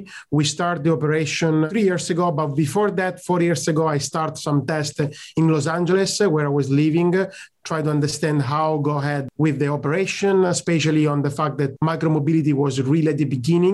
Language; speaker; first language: English; non-native, fluent; Italian